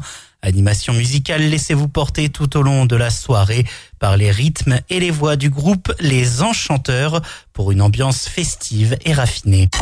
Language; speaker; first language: French; native; French